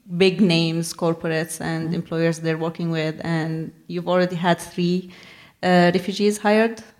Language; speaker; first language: English; non-native, fluent; Arabic